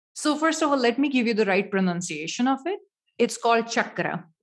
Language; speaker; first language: English; non-native, local second language; Marathi